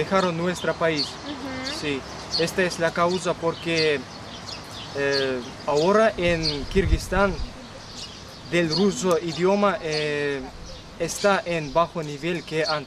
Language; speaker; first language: Spanish; non-native, learner; Kyrgyz